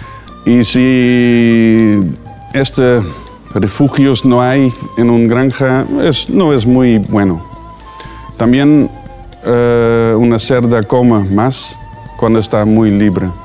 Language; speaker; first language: Spanish; non-native, learner; Dutch